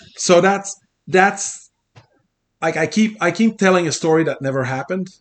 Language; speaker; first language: English; non-native, fluent; French